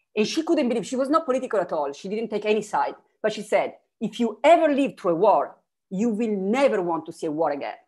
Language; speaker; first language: English; non-native, fluent; Italian